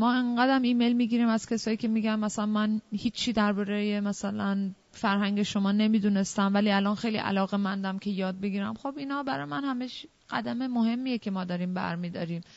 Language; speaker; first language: Persian; early bilingual, heritage; Persian